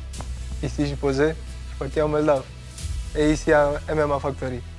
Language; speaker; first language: French; non-native, learner; Romanian